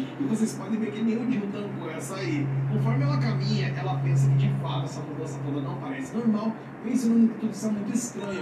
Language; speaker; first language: Portuguese; native; Portuguese